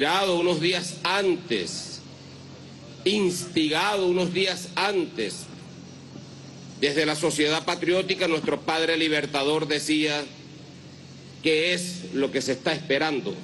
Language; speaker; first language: Spanish; native; Spanish